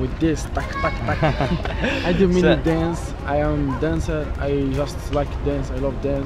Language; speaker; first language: English; non-native, learner; Arabic